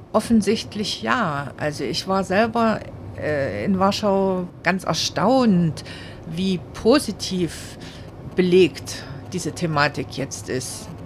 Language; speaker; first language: German; native; German